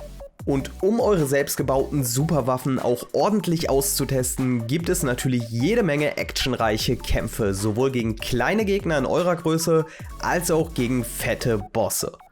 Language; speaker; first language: German; native; German